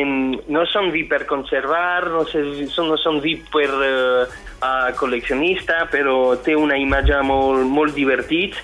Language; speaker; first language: Catalan; non-native, fluent; French